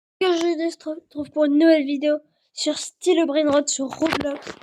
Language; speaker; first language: French; native; French